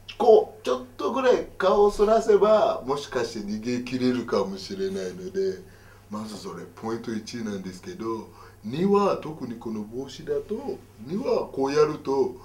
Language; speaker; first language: Japanese; non-native, fluent; Yoruba